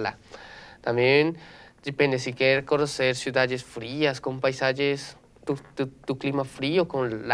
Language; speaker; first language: Portuguese; non-native, learner; Spanish